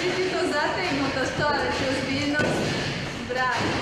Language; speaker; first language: Bosnian; native; Bosnian